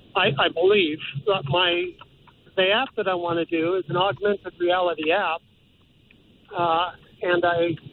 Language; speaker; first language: English; native; English